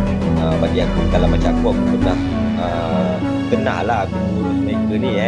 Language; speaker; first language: Malay; native; Malay